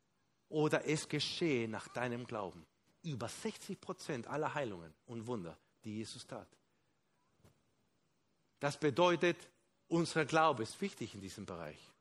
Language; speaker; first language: German; non-native, fluent; Spanish